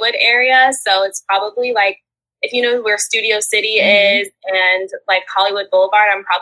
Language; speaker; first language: English; native; English